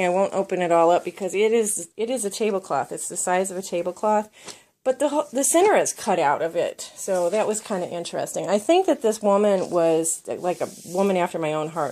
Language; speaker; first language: English; native; English